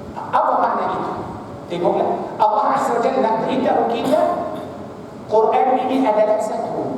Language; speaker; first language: Malay; non-native, fluent; Arabic